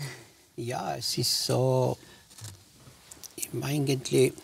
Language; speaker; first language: German; non-native, fluent; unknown